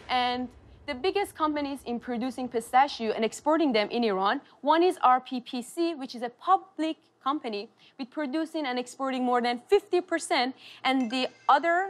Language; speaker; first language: English; non-native, fluent; Persian